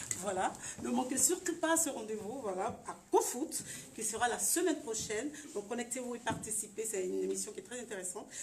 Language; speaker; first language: French; native; French